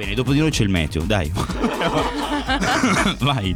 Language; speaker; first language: Italian; native; Italian